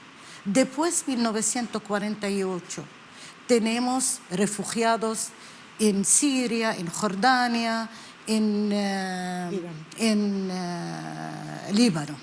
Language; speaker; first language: Spanish; non-native, learner; Arabic